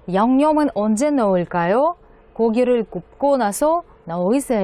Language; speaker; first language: Korean; non-native, fluent; Russian